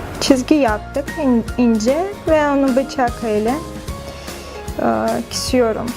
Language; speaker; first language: Turkish; non-native, fluent; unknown